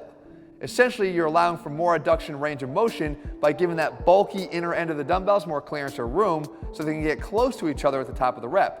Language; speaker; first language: English; native; English